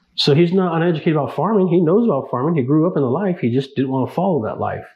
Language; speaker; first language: English; native; English